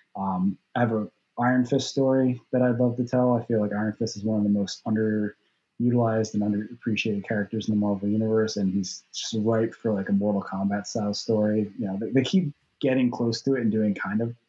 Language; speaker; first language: English; native; English